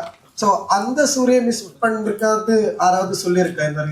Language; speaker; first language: Tamil; non-native, learner; Malayalam